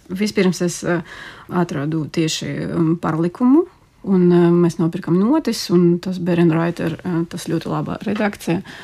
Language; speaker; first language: Latvian; non-native, local second language; Russian